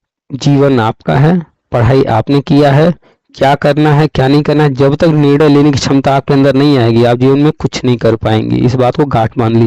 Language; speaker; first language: Hindi; native; Hindi